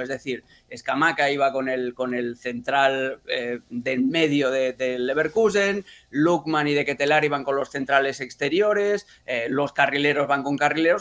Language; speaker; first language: Spanish; native; Spanish